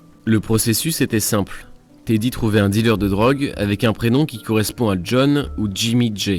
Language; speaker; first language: French; native; French